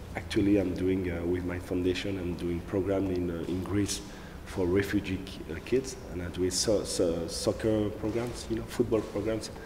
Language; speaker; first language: English; non-native, fluent; French